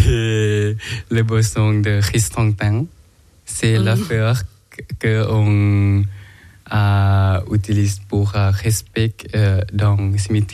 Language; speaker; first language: French; non-native, learner; Thai